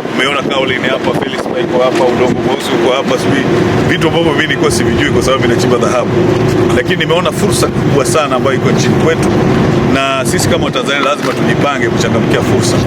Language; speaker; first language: Swahili; native; Swahili